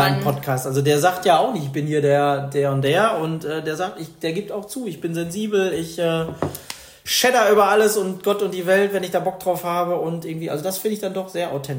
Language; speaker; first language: German; native; German